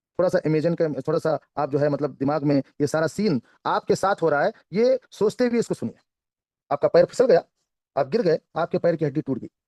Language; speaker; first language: Hindi; non-native, local second language; Kannada